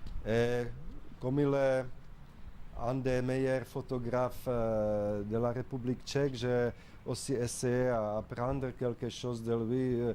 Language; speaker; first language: French; non-native, fluent; Czech